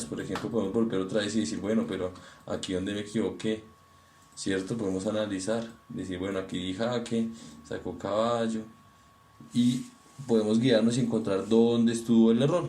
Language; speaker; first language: Spanish; native; Spanish